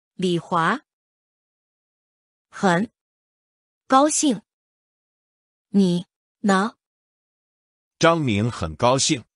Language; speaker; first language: Chinese; non-native, learner; English